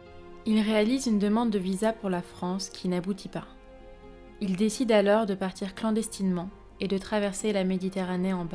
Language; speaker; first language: French; native; French